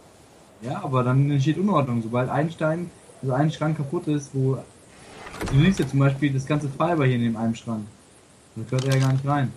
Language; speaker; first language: German; native; German